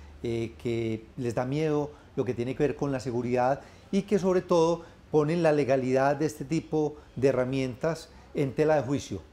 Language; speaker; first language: Spanish; native; Spanish